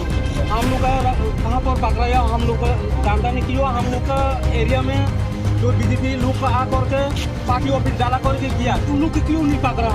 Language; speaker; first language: Hindi; non-native, local second language; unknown